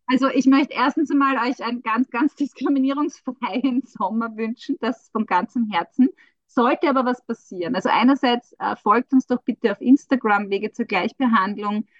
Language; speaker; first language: German; native; German